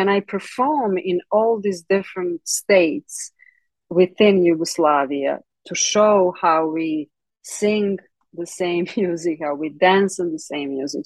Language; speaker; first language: English; non-native, fluent; Serbian